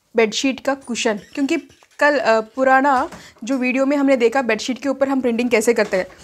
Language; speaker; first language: Hindi; non-native, local second language; Telugu